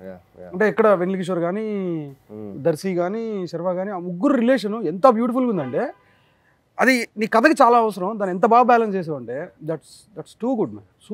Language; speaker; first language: Telugu; native; Telugu